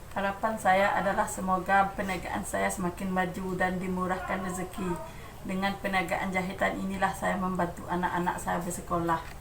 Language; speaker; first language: Malay; native; Malay